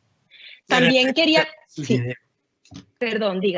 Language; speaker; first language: Spanish; native; Spanish